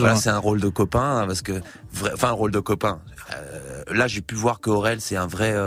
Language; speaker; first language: French; native; French